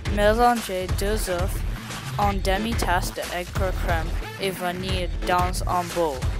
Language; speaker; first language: French; non-native, learner; English